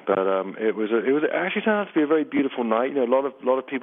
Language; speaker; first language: English; native; English